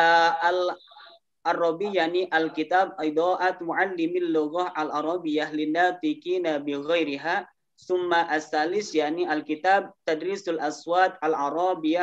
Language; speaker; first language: Arabic; non-native, learner; Indonesian